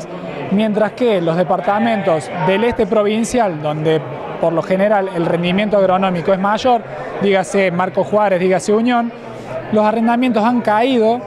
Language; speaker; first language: Spanish; native; Spanish